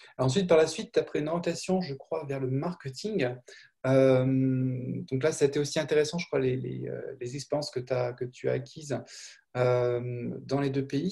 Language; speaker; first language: French; native; French